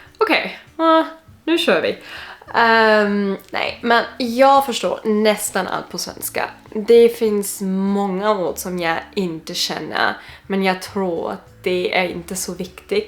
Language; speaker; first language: Swedish; non-native, learner; German